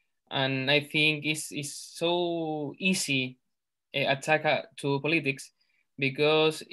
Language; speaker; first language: English; non-native, learner; Spanish